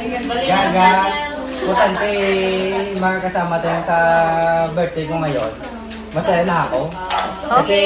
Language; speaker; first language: Filipino; non-native, local second language; Cebuano